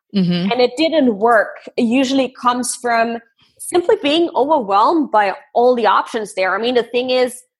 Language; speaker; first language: English; non-native, fluent; German